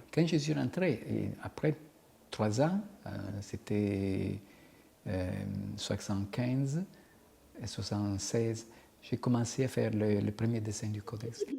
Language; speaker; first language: French; non-native, fluent; Italian